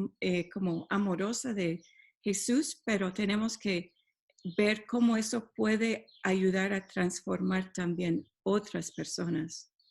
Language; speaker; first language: Spanish; non-native, fluent; English